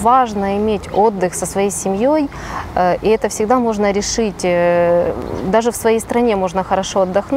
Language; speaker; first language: Russian; native; Russian